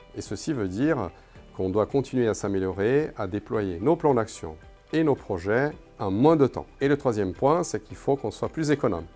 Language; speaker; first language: French; non-native, fluent; Portuguese